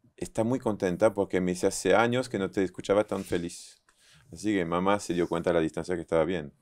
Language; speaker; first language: Spanish; non-native, fluent; French